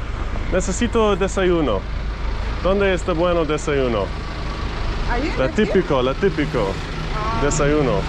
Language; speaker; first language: Spanish; non-native, learner; English